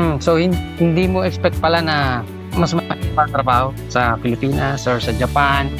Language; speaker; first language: Filipino; native; Filipino